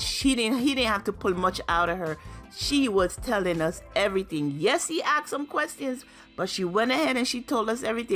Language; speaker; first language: English; native; English